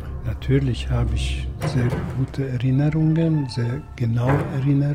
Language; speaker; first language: German; non-native, fluent; Hungarian